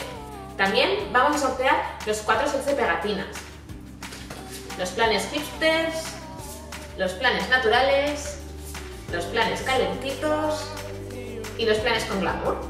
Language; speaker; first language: Spanish; native; Spanish